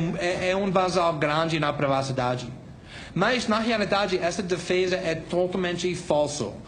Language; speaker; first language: Portuguese; non-native, fluent; English